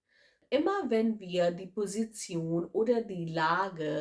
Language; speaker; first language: German; non-native, fluent; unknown